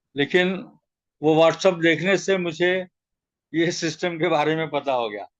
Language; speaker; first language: Hindi; non-native, local second language; Marathi